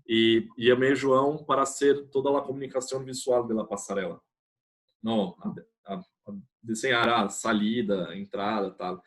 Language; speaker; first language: Spanish; non-native, fluent; Portuguese